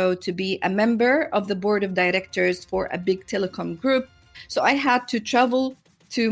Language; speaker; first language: English; non-native, fluent; Arabic